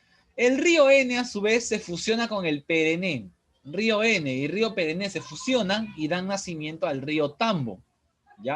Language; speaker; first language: Spanish; native; Spanish